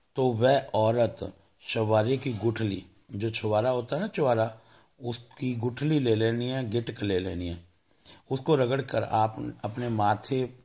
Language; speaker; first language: Hindi; non-native, local second language; Punjabi